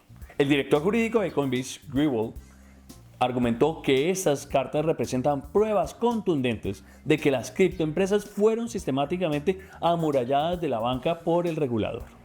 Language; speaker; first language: Spanish; native; Spanish